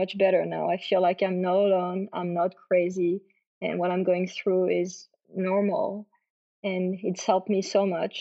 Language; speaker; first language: English; non-native, fluent; French